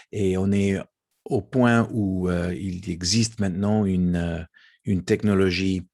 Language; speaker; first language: French; non-native, fluent; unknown